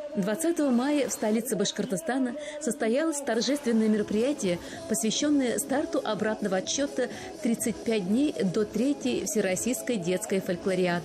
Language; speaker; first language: Russian; native; Russian